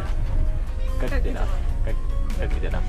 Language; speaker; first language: Russian; non-native, learner; Hindi